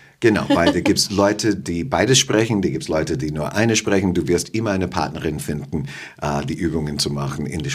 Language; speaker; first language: German; non-native, fluent; English